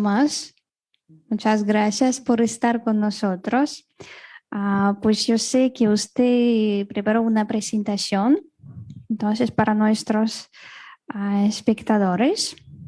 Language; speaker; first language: Spanish; non-native, fluent; Russian